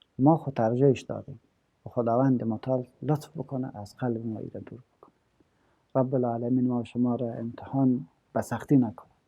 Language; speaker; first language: Persian; native; Persian